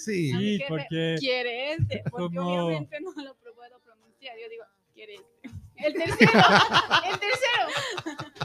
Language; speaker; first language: Spanish; non-native, learner; French